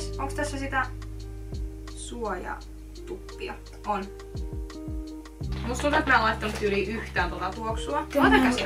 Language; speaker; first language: Finnish; native; Finnish